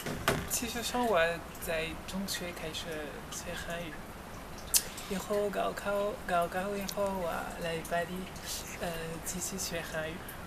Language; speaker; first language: Chinese; non-native, learner; French